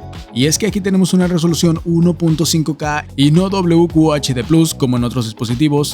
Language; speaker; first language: Spanish; native; Spanish